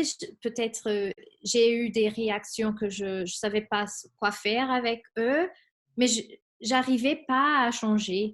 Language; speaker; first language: French; non-native, fluent; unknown